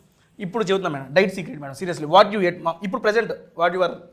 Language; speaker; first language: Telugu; native; Telugu